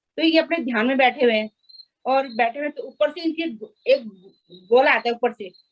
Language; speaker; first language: Hindi; non-native, local second language; Nepali